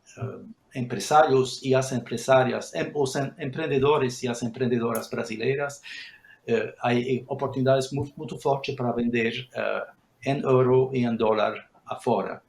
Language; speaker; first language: Portuguese; non-native, fluent; Spanish